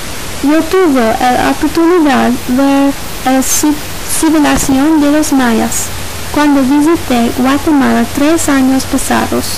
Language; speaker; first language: Spanish; non-native, learner; English